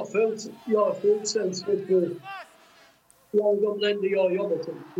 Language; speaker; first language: Swedish; non-native, fluent; English